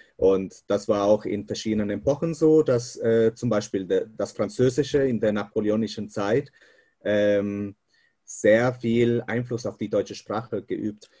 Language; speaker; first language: German; non-native, fluent; Spanish